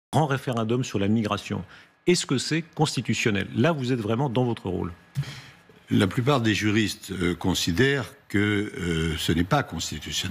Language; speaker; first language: French; native; French